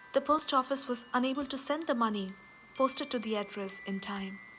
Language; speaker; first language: English; non-native, local second language; Hindi